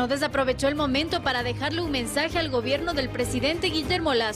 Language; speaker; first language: Spanish; native; Spanish